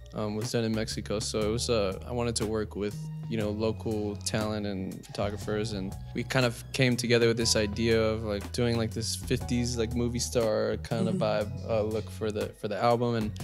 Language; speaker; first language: English; native; English